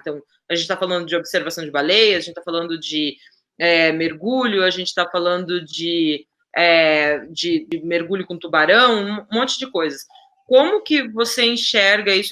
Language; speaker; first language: Portuguese; native; Portuguese